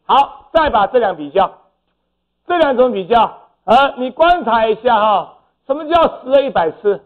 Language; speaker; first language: Chinese; native; Chinese